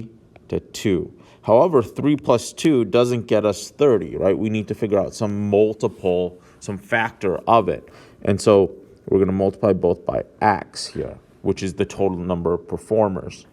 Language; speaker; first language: English; native; English